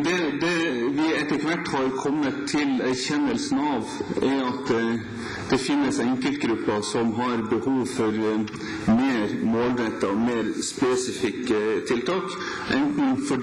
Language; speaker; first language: Norwegian; native; Norwegian